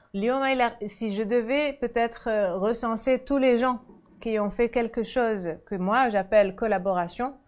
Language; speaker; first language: French; non-native, local second language; Arabic